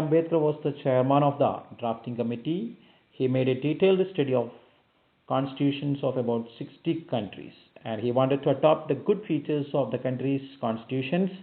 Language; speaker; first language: English; non-native, local second language; Malayalam